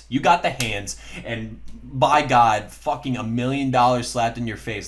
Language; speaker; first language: English; native; English